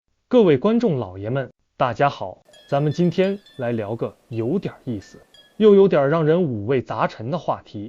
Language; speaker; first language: Chinese; native; Chinese